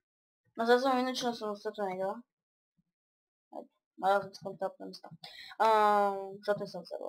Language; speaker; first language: Bulgarian; early bilingual, other home language; Russian